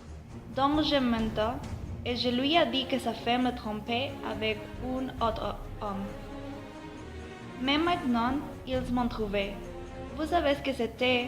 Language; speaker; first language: French; non-native, learner; Spanish